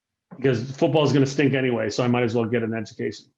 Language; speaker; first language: English; native; English